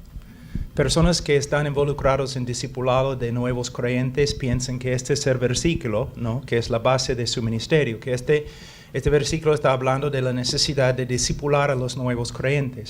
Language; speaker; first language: Spanish; non-native, fluent; English